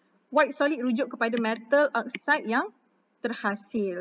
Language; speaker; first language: Malay; native; Malay